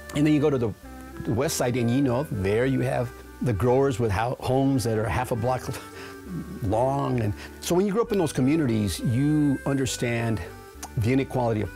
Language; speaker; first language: English; native; English